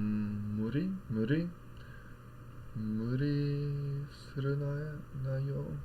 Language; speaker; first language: Japanese; non-native, learner; English